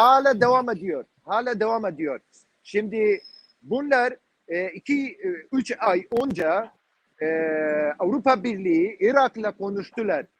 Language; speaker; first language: Turkish; non-native, learner; Kurdish